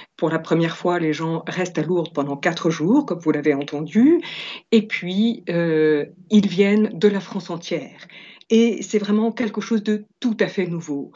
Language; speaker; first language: French; native; French